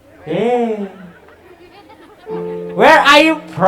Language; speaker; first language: English; non-native, learner; Indonesian